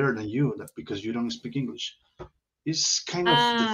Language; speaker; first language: English; non-native, learner; Spanish